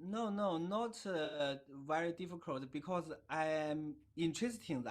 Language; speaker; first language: English; non-native, learner; Chinese